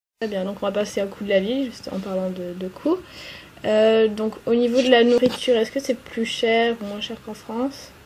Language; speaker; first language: French; native; French